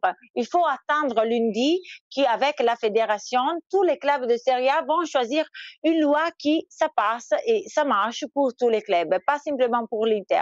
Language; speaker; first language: French; non-native, fluent; Italian